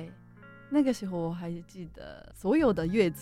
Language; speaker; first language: Chinese; non-native, fluent; Japanese